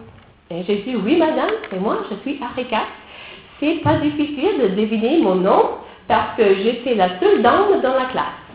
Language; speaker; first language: French; non-native, fluent; English